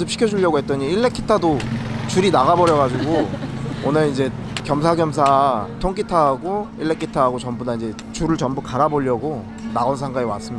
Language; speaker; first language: Korean; native; Korean